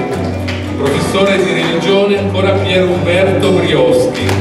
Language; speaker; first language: Italian; native; Italian